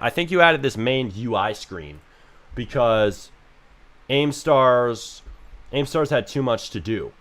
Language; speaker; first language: English; native; English